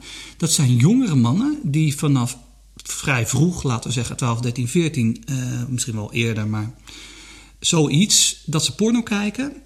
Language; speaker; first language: Dutch; native; Dutch